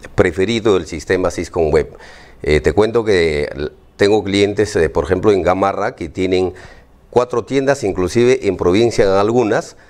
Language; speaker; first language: Spanish; native; Spanish